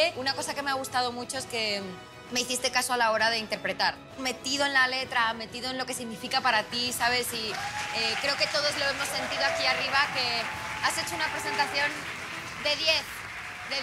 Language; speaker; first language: Spanish; native; Spanish